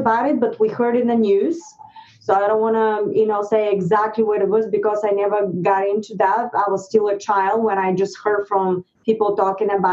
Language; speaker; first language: English; non-native, fluent; Bulgarian